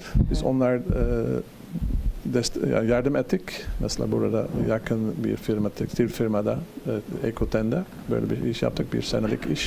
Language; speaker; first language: Turkish; non-native, learner; Dutch